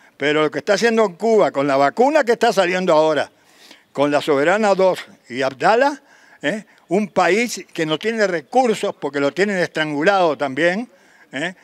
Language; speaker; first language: Spanish; native; Spanish